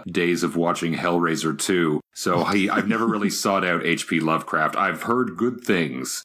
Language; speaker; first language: English; native; English